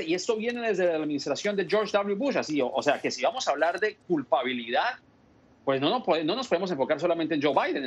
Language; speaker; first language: Spanish; native; Spanish